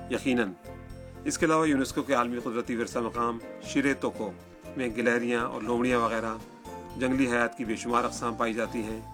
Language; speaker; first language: Urdu; native; Urdu